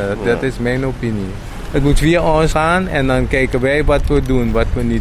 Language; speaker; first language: Dutch; non-native, local second language; Papiamento